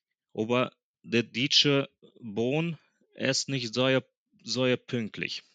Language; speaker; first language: German; early bilingual, other home language; Plautdietsch